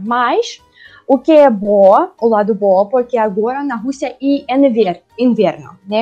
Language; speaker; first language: Portuguese; non-native, learner; Russian